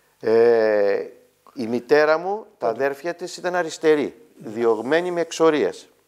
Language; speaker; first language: Greek; native; Greek